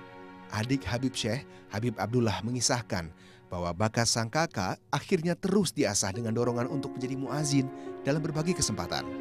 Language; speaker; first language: Indonesian; native; Indonesian